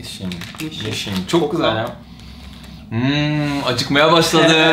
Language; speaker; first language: Turkish; non-native, fluent; Portuguese